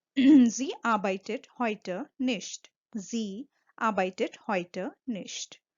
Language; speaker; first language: German; non-native, fluent; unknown